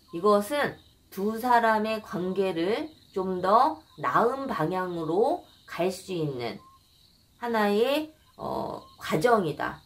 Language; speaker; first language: Korean; native; Korean